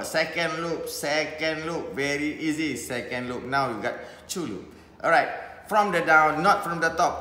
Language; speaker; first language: English; non-native, local second language; Malay